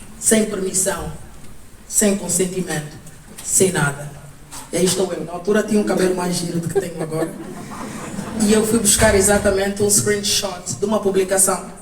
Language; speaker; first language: Portuguese; native; Portuguese